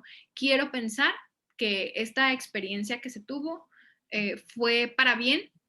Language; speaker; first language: Spanish; native; Spanish